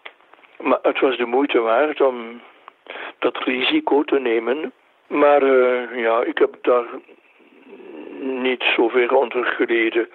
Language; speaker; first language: Dutch; non-native, local second language; French